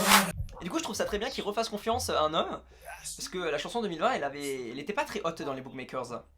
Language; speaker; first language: French; native; French